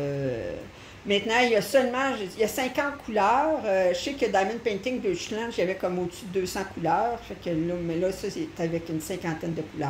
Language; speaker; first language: French; native; French